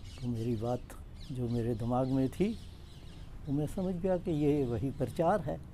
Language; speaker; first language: Hindi; non-native, local second language; Punjabi